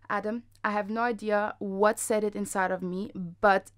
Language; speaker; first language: English; non-native, fluent; German